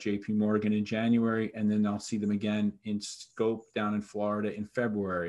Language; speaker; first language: English; native; English